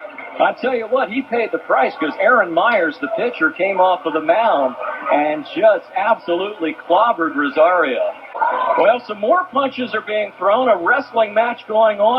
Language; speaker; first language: English; native; English